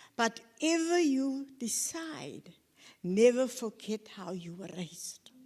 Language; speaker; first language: English; non-native, local second language; Afrikaans